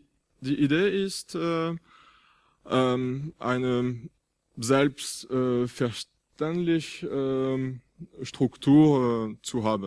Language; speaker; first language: German; non-native, fluent; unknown